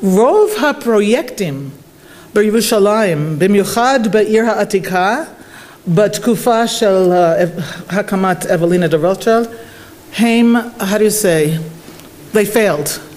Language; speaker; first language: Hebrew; non-native, fluent; English